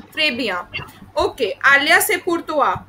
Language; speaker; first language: French; non-native, fluent; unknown